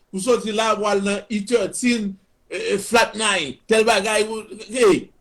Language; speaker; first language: Haitian Creole; native; Haitian Creole